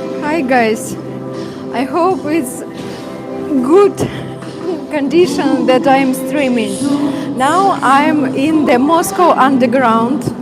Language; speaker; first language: English; non-native, fluent; Russian